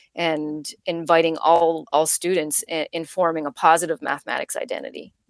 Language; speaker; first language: English; native; English